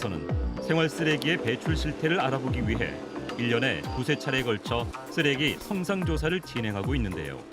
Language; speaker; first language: Korean; native; Korean